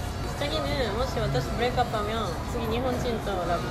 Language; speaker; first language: Japanese; native; Japanese